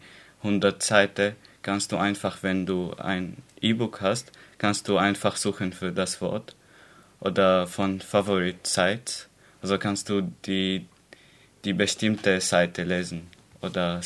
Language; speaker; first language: German; non-native, learner; Arabic